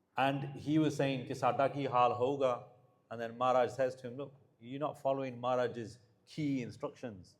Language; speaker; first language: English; early bilingual, heritage; Punjabi